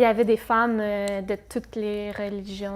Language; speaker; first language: French; native; French